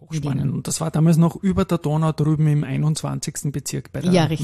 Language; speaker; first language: German; native; German